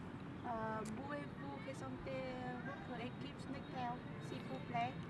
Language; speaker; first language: French; non-native, learner; Vietnamese